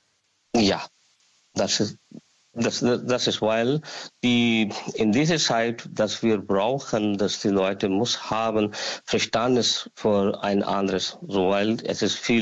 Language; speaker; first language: German; non-native, learner; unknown